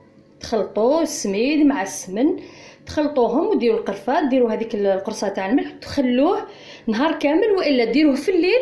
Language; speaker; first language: Arabic; native; Arabic